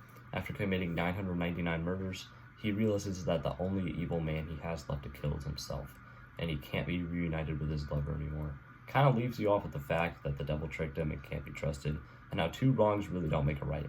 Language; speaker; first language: English; native; English